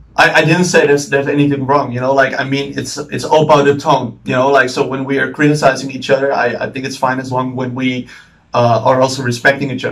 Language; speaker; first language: English; non-native, fluent; Dutch